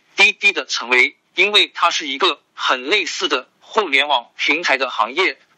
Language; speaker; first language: Chinese; non-native, local second language; Hakka Chinese